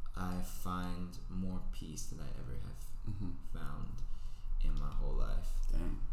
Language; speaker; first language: English; native; English